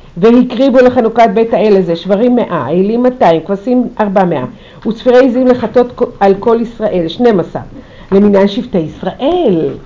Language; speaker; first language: Hebrew; native; Hebrew